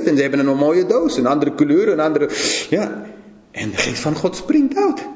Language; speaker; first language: Dutch; non-native, fluent; English